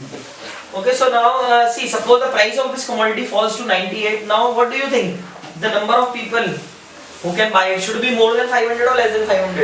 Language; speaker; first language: English; non-native, local second language; Hindi